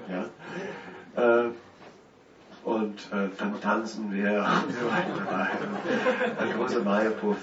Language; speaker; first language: German; non-native, fluent; Dutch